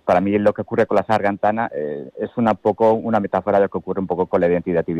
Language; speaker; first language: Spanish; native; Spanish